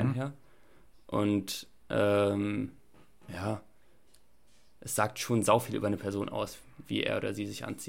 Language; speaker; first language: German; native; German